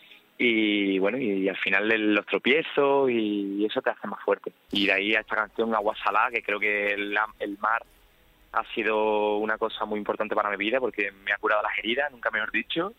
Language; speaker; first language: Spanish; native; Spanish